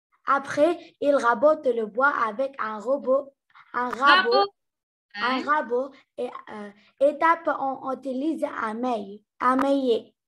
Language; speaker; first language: French; non-native, learner; Arabic